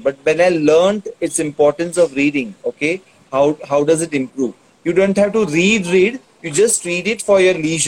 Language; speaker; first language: English; non-native, local second language; Tulu